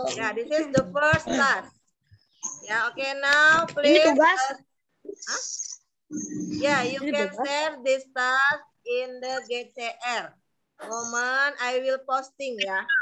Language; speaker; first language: English; non-native, learner; Indonesian